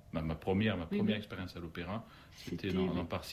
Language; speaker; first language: French; native; French